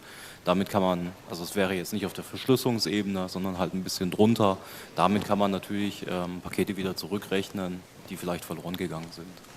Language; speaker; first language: German; native; German